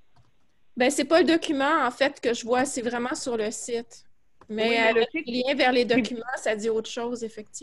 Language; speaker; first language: French; native; French